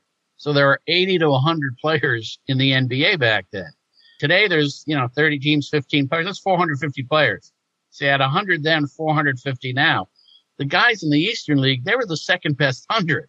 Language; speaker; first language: English; native; English